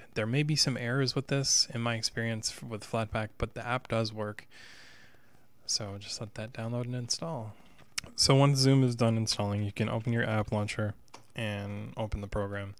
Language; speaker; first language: English; native; English